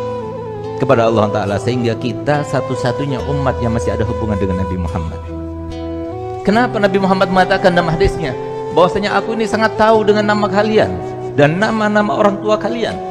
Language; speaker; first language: Indonesian; native; Indonesian